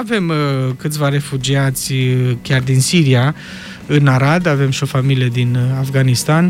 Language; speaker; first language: Romanian; native; Romanian